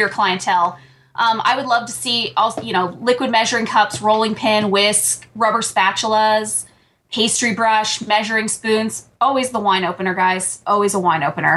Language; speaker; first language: English; native; English